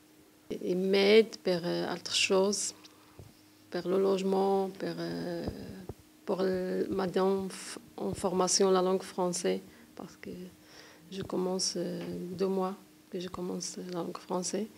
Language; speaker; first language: French; non-native, learner; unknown